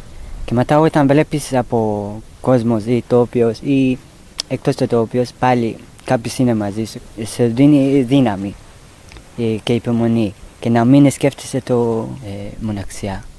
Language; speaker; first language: Greek; non-native, learner; Persian